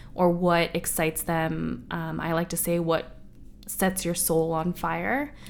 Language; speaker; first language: English; native; English